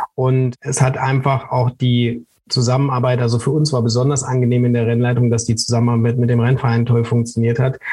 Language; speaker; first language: German; native; German